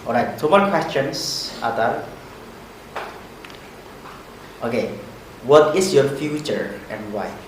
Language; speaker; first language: English; non-native, fluent; Indonesian